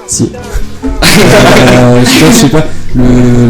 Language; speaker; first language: French; native; French